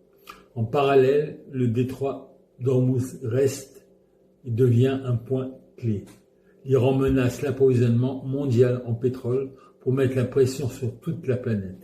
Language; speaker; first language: French; native; French